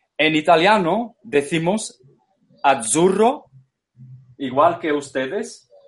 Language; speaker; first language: Spanish; non-native, fluent; English